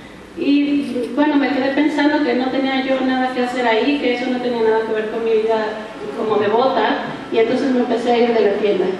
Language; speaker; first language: Spanish; native; Spanish